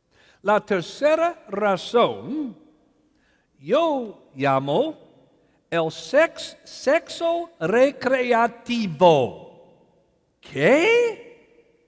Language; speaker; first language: Spanish; non-native, learner; English